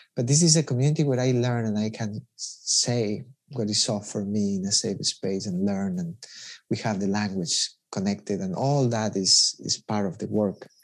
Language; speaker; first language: English; non-native, fluent; Spanish